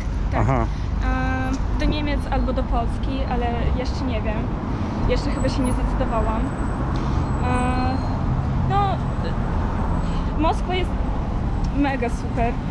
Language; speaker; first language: Polish; early bilingual, heritage; Russian